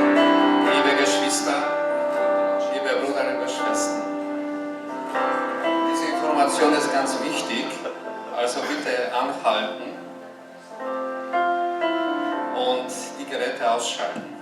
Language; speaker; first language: German; non-native, learner; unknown